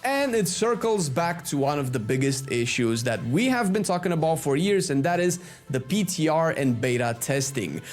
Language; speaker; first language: English; native; English